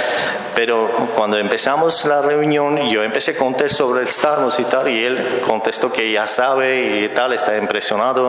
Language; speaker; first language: Spanish; non-native, fluent; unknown